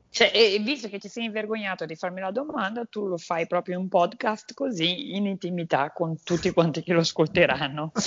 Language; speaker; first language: Italian; non-native, fluent; Portuguese